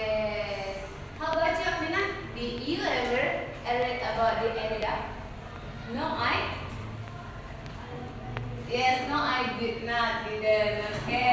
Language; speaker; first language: English; non-native, learner; Indonesian